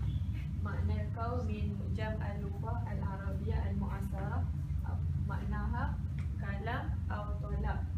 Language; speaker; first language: Arabic; non-native, learner; Malay